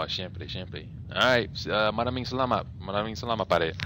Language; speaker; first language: Filipino; non-native, learner; English